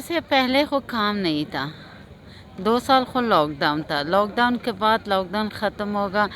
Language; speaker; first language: Hindi; non-native, learner; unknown